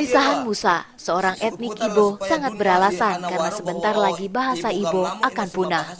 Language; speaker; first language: Indonesian; native; Indonesian